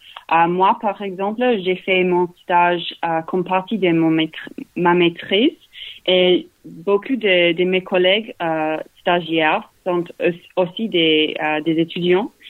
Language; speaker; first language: French; non-native, learner; English